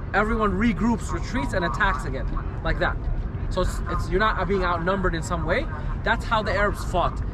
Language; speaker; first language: English; native; English